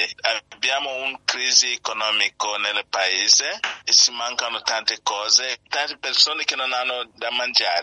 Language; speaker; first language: Italian; non-native, learner; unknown